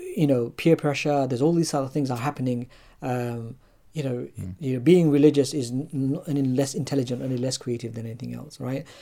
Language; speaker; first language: English; native; English